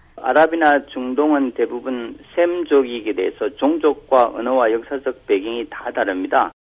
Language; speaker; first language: Korean; native; Korean